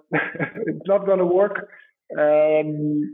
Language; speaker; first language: English; non-native, fluent; Dutch